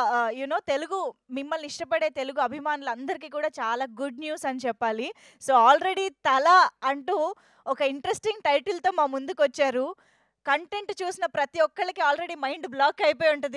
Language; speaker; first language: Telugu; native; Telugu